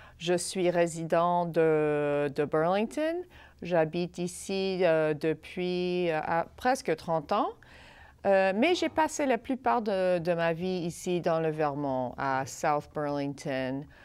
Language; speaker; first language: French; non-native, fluent; English